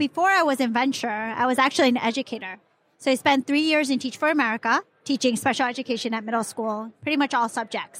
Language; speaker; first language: English; non-native, local second language; Cantonese